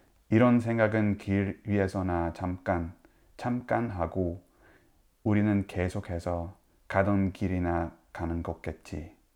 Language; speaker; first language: Korean; non-native, fluent; Dutch